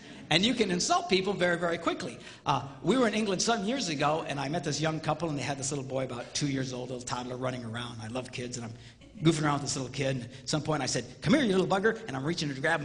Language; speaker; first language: English; native; English